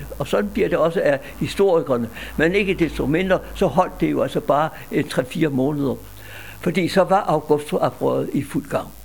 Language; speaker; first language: Danish; native; Danish